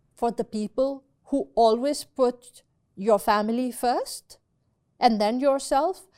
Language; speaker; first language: English; non-native, local second language; Urdu